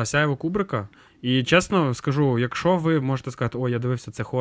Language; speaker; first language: Ukrainian; native; Ukrainian